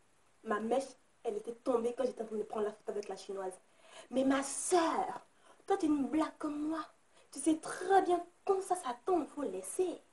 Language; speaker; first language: French; native; French